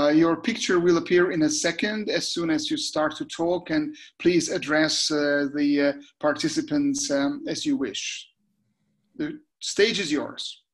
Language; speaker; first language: English; non-native, fluent; Hungarian